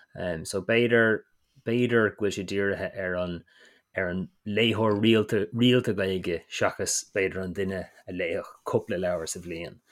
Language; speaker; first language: Irish; native; Irish